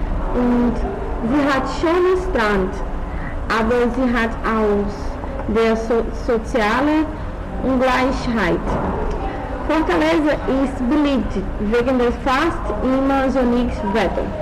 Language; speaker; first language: German; non-native, learner; Portuguese